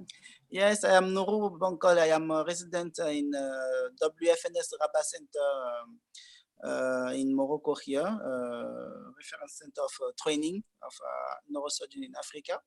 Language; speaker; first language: English; non-native, learner; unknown